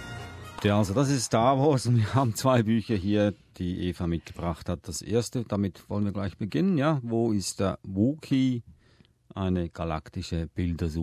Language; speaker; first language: German; native; German